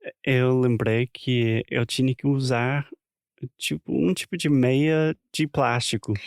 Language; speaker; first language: Portuguese; non-native, fluent; English